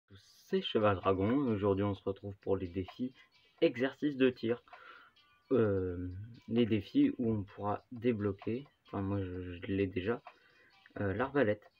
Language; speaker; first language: French; native; French